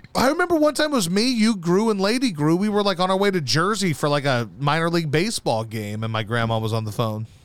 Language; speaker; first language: English; native; English